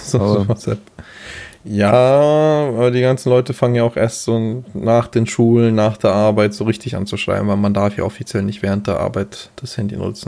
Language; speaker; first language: German; native; German